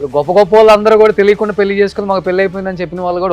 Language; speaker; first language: Telugu; native; Telugu